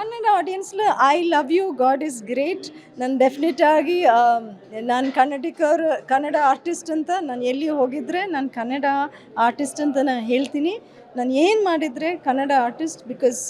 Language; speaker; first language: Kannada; early bilingual, heritage; English